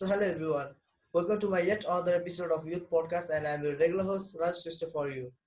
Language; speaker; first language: English; non-native, local second language; Nepali